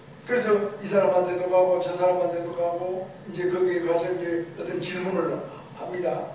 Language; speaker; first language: Korean; native; Korean